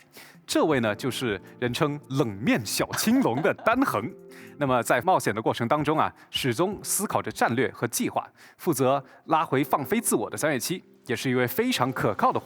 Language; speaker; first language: Chinese; native; Chinese